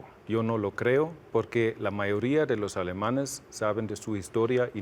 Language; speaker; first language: Spanish; non-native, fluent; German